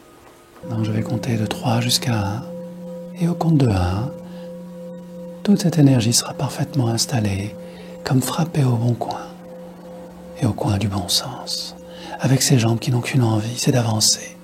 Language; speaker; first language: French; native; French